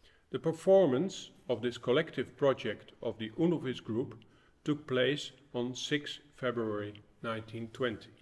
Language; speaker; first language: English; non-native, fluent; Dutch